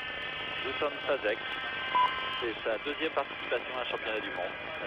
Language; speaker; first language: French; native; French